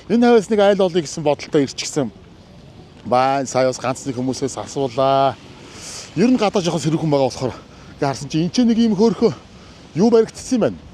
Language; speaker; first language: Mongolian; native; Mongolian